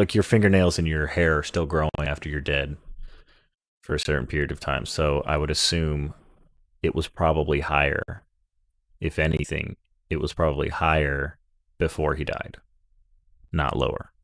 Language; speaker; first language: English; native; English